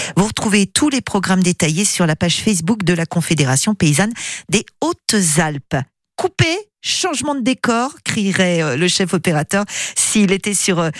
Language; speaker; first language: French; native; French